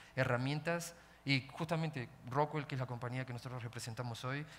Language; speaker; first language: Spanish; native; Spanish